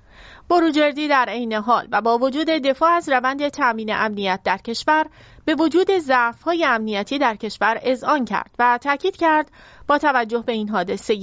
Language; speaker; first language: Persian; native; Persian